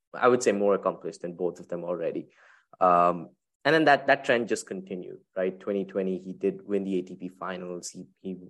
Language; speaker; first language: English; non-native, local second language; Tamil